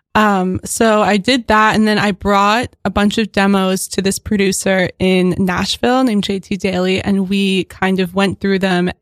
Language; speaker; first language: English; native; English